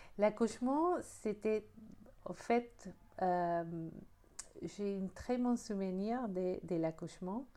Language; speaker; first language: French; non-native, fluent; Spanish